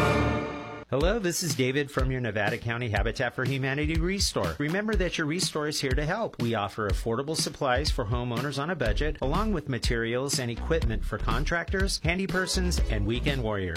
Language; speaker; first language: English; native; English